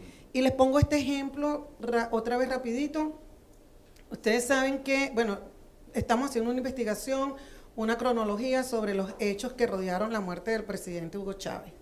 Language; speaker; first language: Spanish; native; Spanish